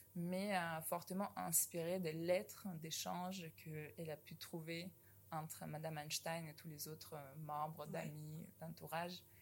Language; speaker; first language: French; non-native, fluent; Russian